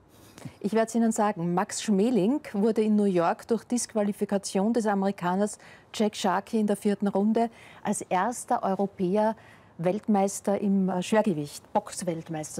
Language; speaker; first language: German; native; German